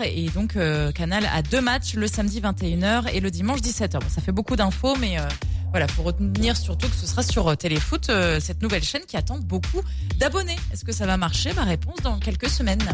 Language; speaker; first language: French; native; French